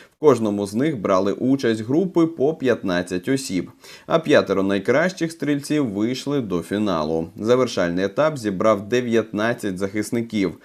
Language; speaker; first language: Ukrainian; native; Ukrainian